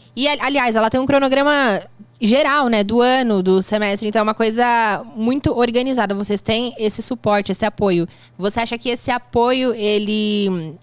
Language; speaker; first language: Portuguese; native; Portuguese